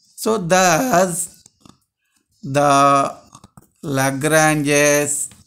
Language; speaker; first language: English; non-native, local second language; Telugu